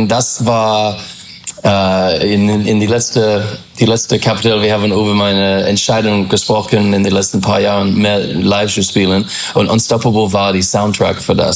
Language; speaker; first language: German; non-native, learner; English